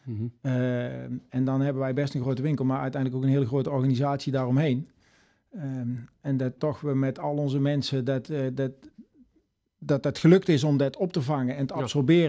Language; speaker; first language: Dutch; native; Dutch